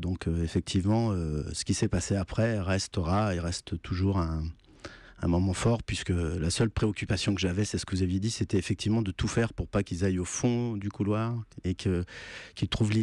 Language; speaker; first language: French; native; French